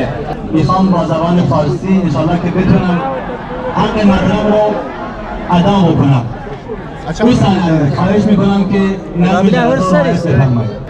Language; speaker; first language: Persian; non-native, local second language; Kurdish